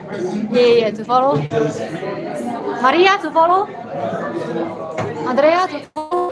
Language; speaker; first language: English; non-native, fluent; Chinese